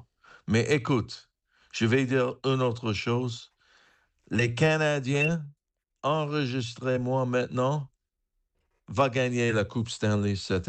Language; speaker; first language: French; non-native, learner; English